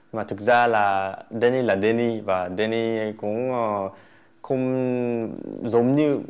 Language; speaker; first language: Vietnamese; non-native, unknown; Korean